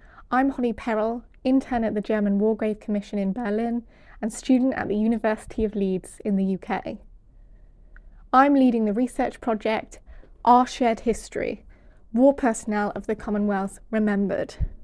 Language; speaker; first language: English; native; English